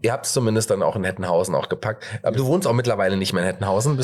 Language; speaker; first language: German; native; German